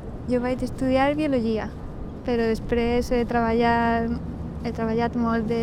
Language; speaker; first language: Catalan; non-native, fluent; Spanish